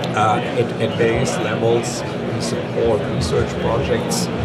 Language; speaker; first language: English; non-native, fluent; German